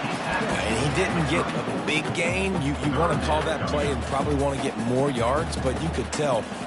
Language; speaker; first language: English; native; English